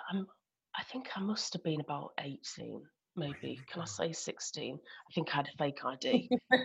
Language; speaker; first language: English; native; English